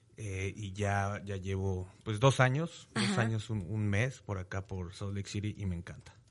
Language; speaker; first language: Spanish; native; Spanish